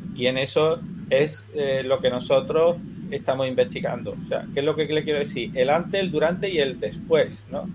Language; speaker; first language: Spanish; native; Spanish